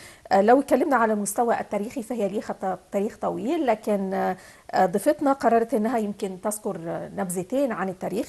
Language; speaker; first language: Arabic; native; Arabic